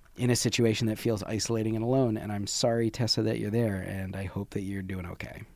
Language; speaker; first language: English; native; English